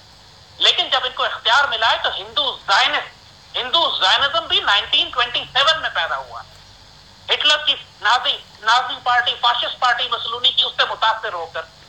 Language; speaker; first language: Urdu; native; Urdu